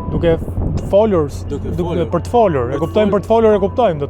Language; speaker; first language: Albanian; native; Albanian